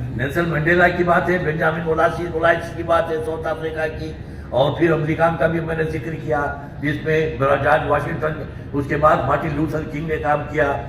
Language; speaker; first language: Urdu; native; Urdu